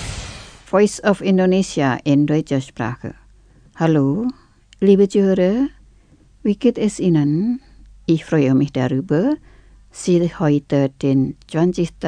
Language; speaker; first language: German; non-native, fluent; Indonesian